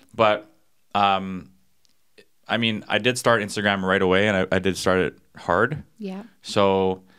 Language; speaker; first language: English; native; English